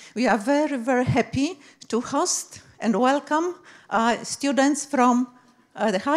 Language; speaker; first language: English; non-native, fluent; Polish